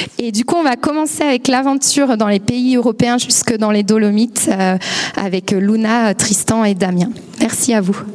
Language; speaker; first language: French; native; French